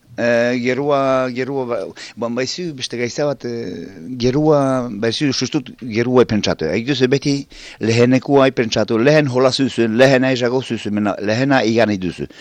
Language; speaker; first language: Basque; native; Basque